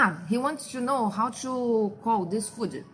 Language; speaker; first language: English; non-native, fluent; Portuguese